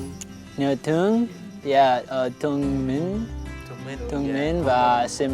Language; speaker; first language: Vietnamese; non-native, learner; English